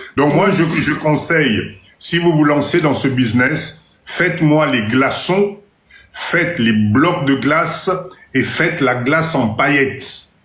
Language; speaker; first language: French; non-native, local second language; Lingala